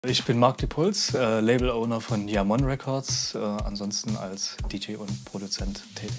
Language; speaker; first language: German; native; German